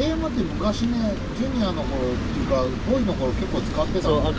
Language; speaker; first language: Japanese; native; Japanese